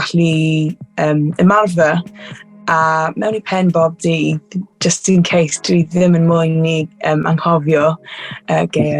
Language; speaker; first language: Welsh; non-native, learner; English